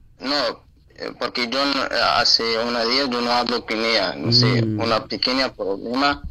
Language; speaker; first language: Spanish; non-native, learner; Arabic